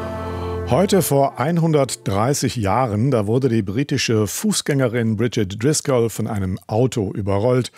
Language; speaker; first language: German; native; German